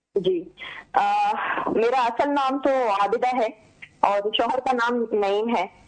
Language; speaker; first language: Urdu; native; Urdu